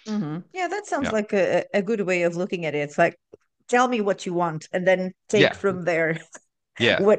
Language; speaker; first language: English; non-native, fluent; Portuguese